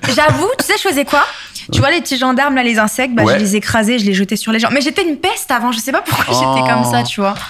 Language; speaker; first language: French; native; French